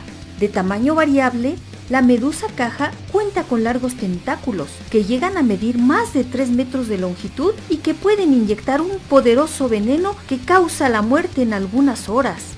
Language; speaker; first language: Spanish; native; Spanish